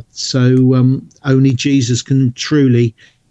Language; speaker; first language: English; native; English